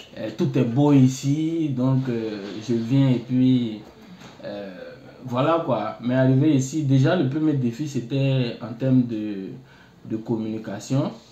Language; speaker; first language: French; non-native, local second language; Baoulé